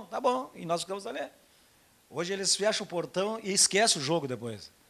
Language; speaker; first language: Portuguese; native; Portuguese